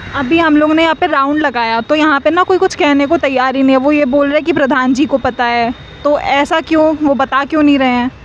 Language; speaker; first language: Hindi; native; Hindi